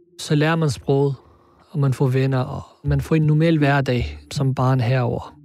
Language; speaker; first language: Danish; early bilingual, other home language; Arabic